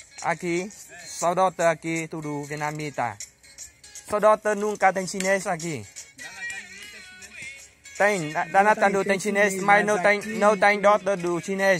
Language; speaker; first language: Portuguese; non-native, learner; Vietnamese